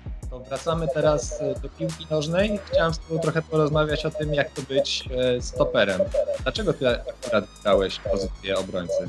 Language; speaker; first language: Polish; native; Polish